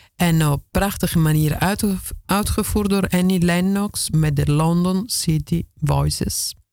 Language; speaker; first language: Dutch; non-native, fluent; Italian